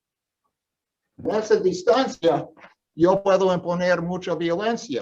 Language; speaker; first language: Spanish; non-native, fluent; English